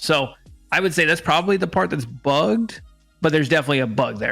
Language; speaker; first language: English; native; English